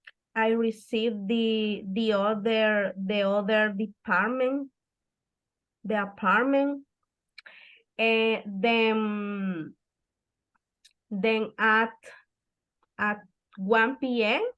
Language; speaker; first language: English; non-native, learner; Spanish